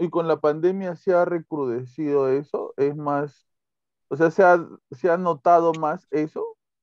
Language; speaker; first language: Spanish; native; Spanish